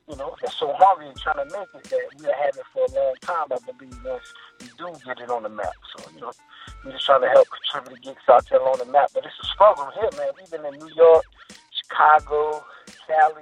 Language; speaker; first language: English; native; English